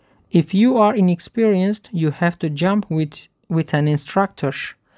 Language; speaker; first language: English; non-native, fluent; Turkish